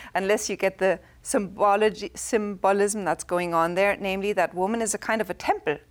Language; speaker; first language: English; non-native, fluent; German